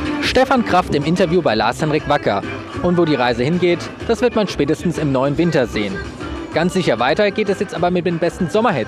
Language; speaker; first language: German; native; German